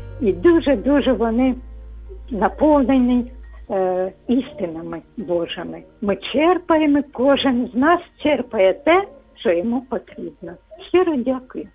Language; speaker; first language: Ukrainian; native; Ukrainian